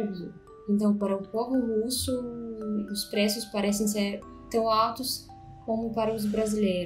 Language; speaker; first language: Portuguese; non-native, fluent; Russian